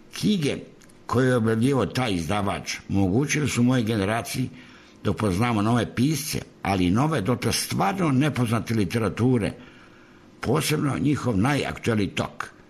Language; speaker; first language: Serbian; native; Serbian